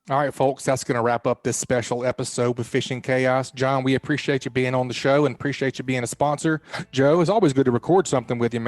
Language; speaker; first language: English; native; English